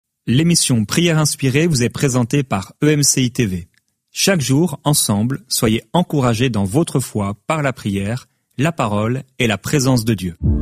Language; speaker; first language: French; native; French